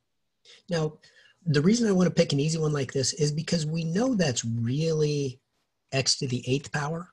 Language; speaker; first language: English; native; English